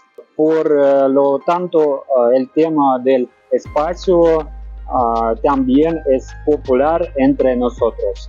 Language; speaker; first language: Spanish; non-native, learner; Russian